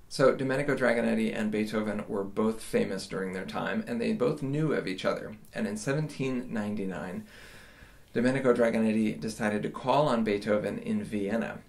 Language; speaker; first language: English; native; English